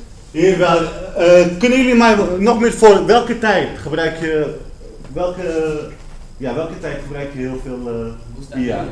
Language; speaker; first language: Dutch; non-native, fluent; Spanish